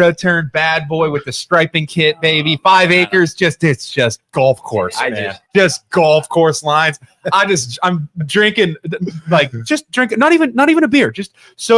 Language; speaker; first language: English; native; English